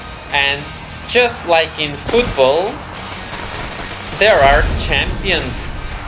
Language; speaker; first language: English; non-native, fluent; Spanish